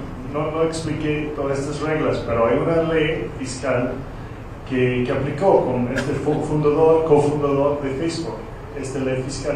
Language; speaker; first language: Spanish; non-native, fluent; English